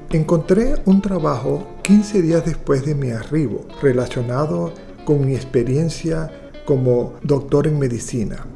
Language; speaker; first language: Spanish; native; Spanish